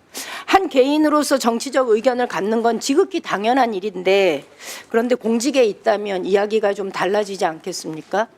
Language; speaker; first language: Korean; native; Korean